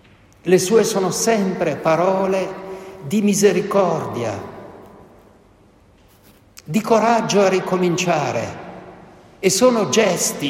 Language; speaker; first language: Italian; native; Italian